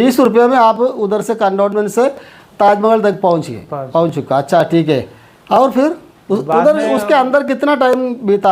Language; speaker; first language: Hindi; non-native, local second language; Malayalam